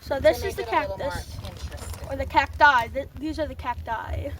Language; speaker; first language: English; native; English